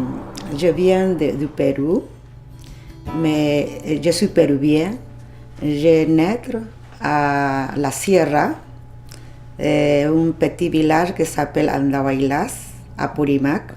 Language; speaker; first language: French; non-native, learner; Spanish